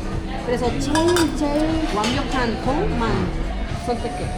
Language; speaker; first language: Korean; non-native, fluent; Spanish